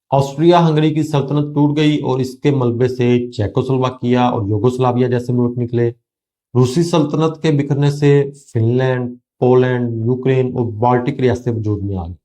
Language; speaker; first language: Urdu; native; Urdu